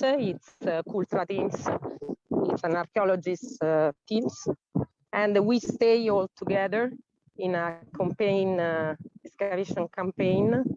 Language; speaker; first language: English; non-native, learner; Italian